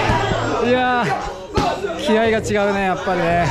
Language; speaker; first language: Japanese; native; Japanese